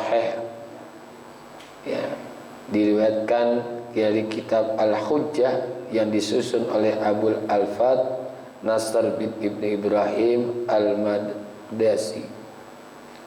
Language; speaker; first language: Indonesian; native; Indonesian